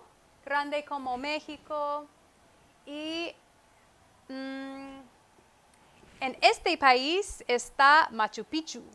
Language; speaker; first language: Spanish; non-native, fluent; English